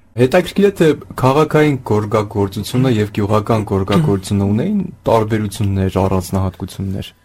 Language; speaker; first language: Armenian; native; Armenian